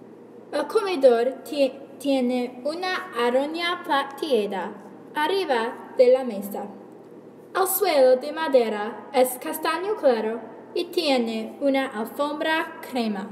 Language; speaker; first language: Spanish; non-native, learner; English